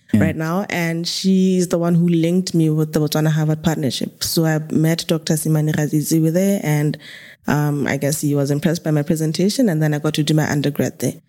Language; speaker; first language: English; non-native, local second language; Tswana